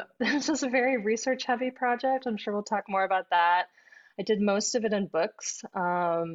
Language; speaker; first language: English; native; English